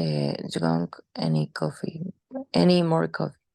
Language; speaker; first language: English; non-native, learner; Spanish